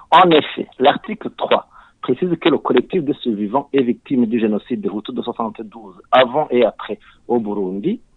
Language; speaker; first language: French; non-native, local second language; Rundi